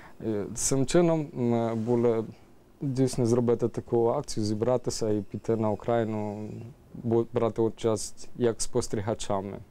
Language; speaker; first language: Ukrainian; early bilingual, heritage; Ukrainian